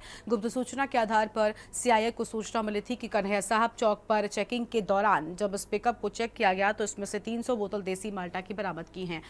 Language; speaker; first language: Hindi; native; Hindi